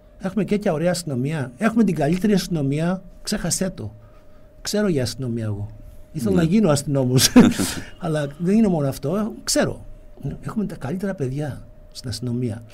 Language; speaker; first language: Greek; early bilingual, heritage; Greek